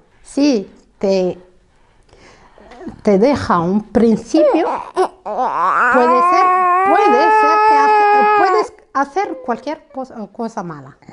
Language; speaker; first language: Spanish; non-native, fluent; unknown